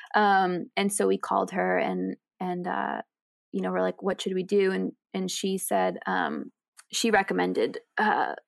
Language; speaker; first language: English; native; English